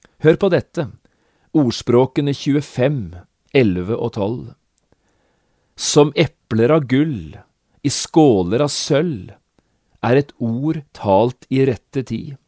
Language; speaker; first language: Norwegian; native; Norwegian